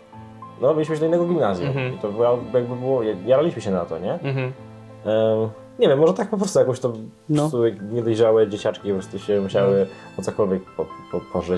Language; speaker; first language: Polish; native; Polish